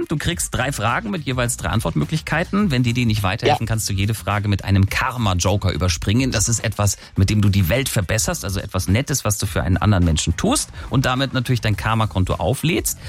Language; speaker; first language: German; native; German